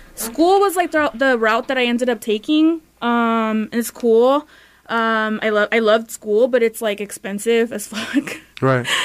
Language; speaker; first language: English; early bilingual, other home language; Spanish